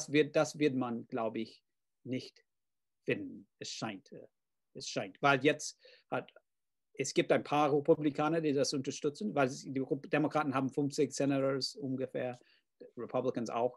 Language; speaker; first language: German; non-native, fluent; English